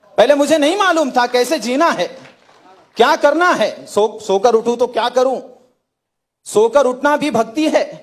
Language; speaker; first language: Hindi; native; Hindi